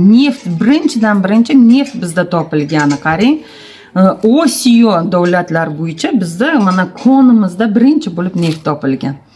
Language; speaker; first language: Uzbek; non-native, local second language; Tatar